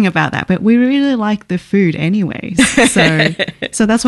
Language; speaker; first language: English; non-native, fluent; Chinese